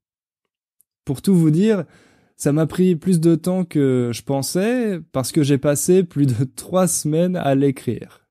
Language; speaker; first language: French; native; French